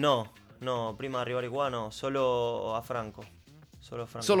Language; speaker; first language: Italian; non-native, learner; Spanish